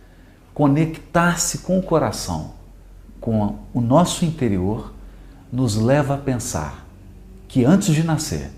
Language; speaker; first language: Portuguese; native; Portuguese